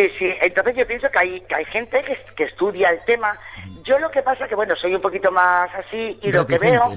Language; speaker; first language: Spanish; native; Spanish